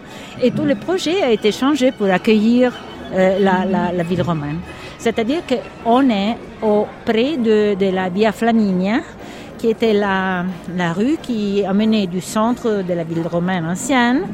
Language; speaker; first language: French; non-native, fluent; Italian